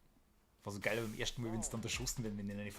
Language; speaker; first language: German; native; German